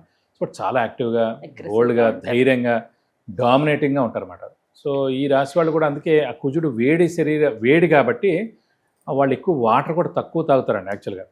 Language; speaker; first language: Telugu; native; Telugu